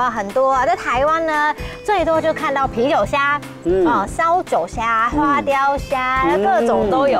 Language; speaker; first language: Chinese; native; Chinese